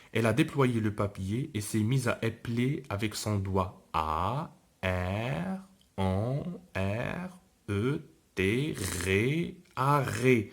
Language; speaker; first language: French; non-native, local second language; Arabic